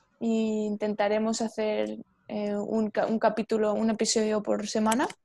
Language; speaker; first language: Spanish; native; Spanish